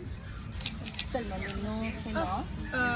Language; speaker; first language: French; non-native, learner; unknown